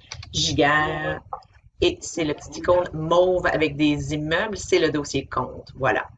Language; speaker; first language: French; native; French